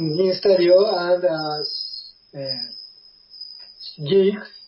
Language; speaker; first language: English; non-native, learner; Japanese